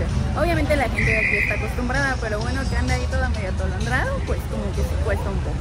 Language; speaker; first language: Spanish; native; Spanish